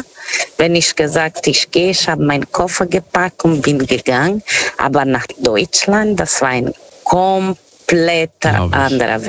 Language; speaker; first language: German; non-native, learner; Portuguese